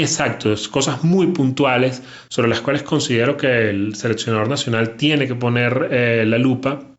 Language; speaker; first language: Spanish; native; Spanish